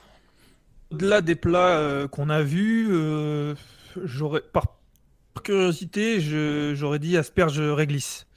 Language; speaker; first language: French; native; French